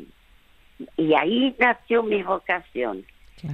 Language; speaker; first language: Spanish; early bilingual, other home language; French